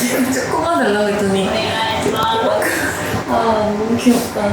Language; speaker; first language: Korean; native; Korean